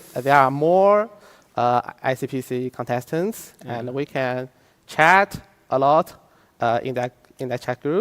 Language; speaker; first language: English; non-native, fluent; Chinese